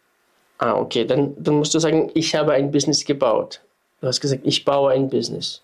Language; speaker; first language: German; non-native, fluent; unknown